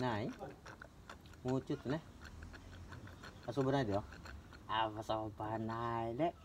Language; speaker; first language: Japanese; non-native, learner; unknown